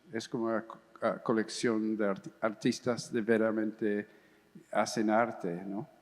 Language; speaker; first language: Spanish; early bilingual, heritage; English